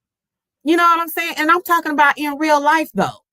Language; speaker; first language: English; native; English